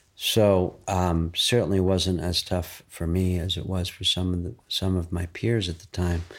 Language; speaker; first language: English; native; English